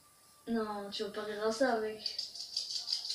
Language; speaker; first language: French; native; French